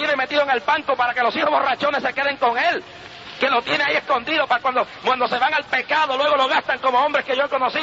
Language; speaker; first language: Spanish; native; Spanish